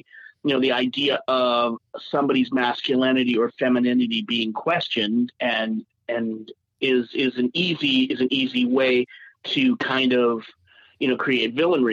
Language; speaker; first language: English; native; English